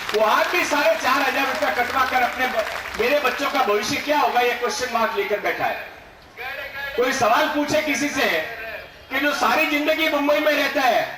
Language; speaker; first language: Hindi; non-native, local second language; Marathi